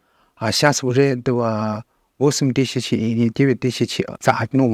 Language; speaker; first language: Russian; non-native, learner; Chinese